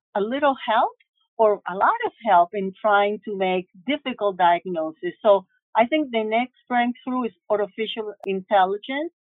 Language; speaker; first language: English; early bilingual, other home language; Spanish